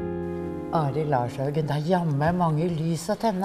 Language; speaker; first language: Norwegian; native; Norwegian